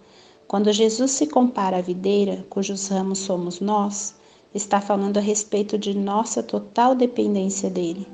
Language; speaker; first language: Portuguese; native; Portuguese